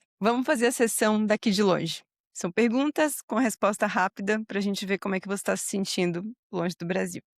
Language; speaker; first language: Portuguese; native; Portuguese